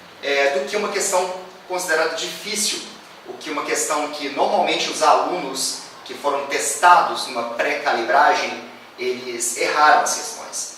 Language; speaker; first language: Portuguese; native; Portuguese